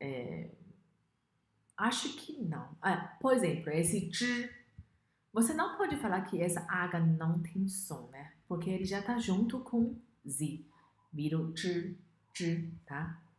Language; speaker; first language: Portuguese; non-native, fluent; Chinese